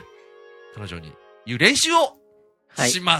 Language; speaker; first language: Japanese; native; Japanese